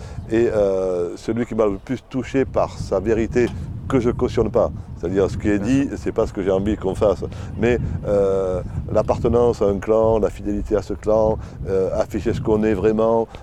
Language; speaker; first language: French; native; French